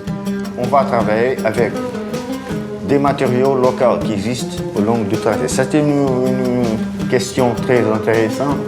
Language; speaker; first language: French; non-native, fluent; Portuguese